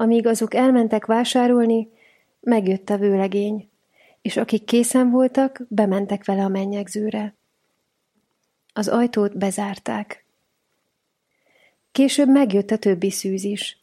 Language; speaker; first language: Hungarian; native; Hungarian